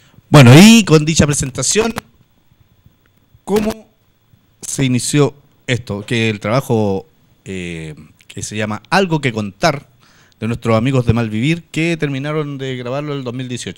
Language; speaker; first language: Spanish; native; Spanish